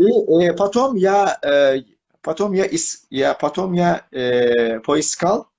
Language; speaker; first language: Russian; non-native, learner; Turkish